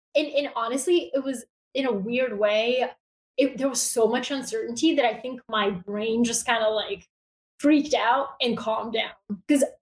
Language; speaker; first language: English; early bilingual, other home language; Bulgarian